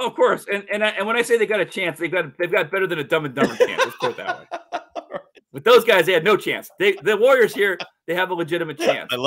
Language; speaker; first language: English; native; English